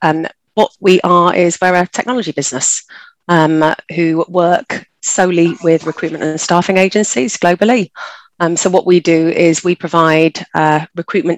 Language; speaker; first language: English; native; English